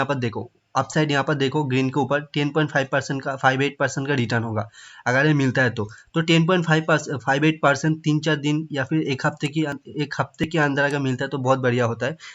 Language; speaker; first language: Hindi; non-native, local second language; Bangla